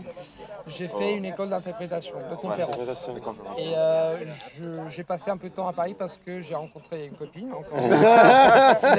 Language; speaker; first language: French; non-native, fluent; Italian